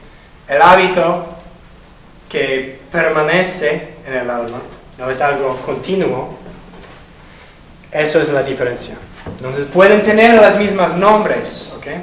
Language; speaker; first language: Spanish; non-native, fluent; English